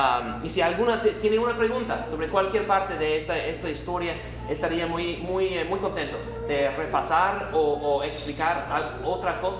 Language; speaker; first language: Spanish; non-native, fluent; English